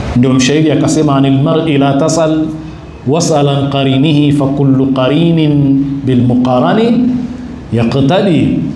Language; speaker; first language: Swahili; native; Swahili